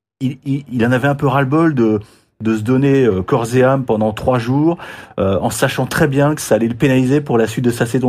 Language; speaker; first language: French; native; French